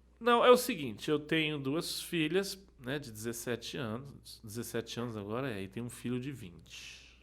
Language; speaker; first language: Portuguese; native; Portuguese